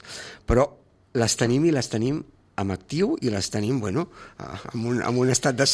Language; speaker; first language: Catalan; native; Catalan